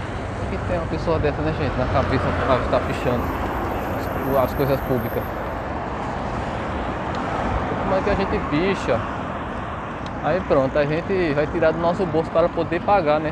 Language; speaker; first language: Portuguese; native; Portuguese